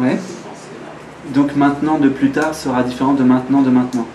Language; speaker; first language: French; native; French